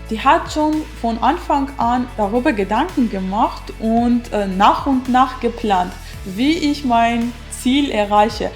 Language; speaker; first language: German; non-native, fluent; Armenian